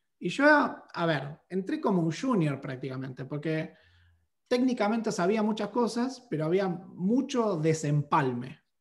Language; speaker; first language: Spanish; native; Spanish